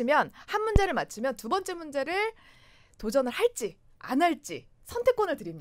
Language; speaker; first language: Korean; native; Korean